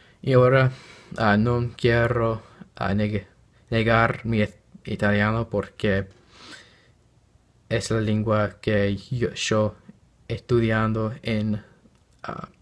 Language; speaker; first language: Spanish; non-native, learner; English